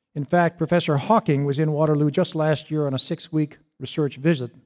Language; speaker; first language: English; native; English